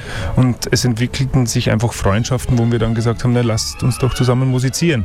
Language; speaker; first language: German; native; German